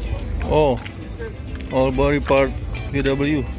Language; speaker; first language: English; non-native, learner; Indonesian